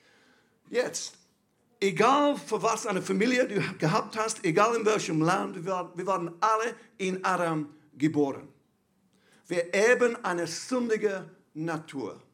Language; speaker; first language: German; non-native, fluent; English